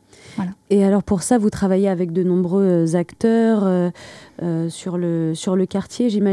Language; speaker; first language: French; native; French